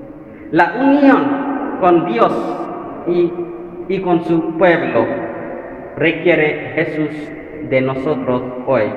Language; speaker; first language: Spanish; non-native, fluent; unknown